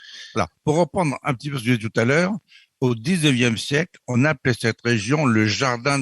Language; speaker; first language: French; native; French